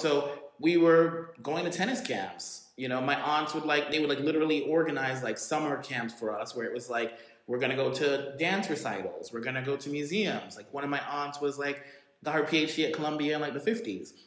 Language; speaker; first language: English; native; English